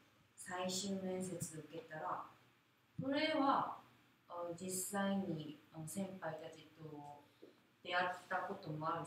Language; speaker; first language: Japanese; non-native, fluent; Korean